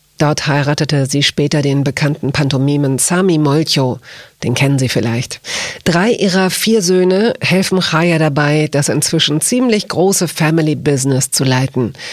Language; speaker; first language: German; native; German